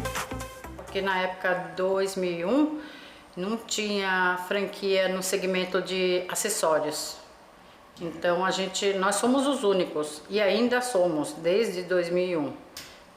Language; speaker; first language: Portuguese; early bilingual, other home language; Korean